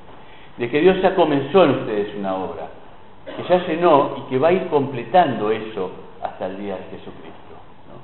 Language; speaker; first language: Spanish; native; Spanish